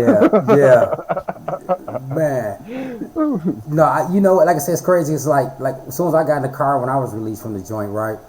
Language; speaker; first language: English; native; English